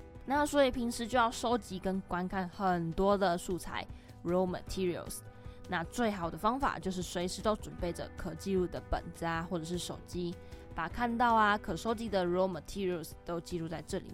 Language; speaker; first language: Chinese; native; Chinese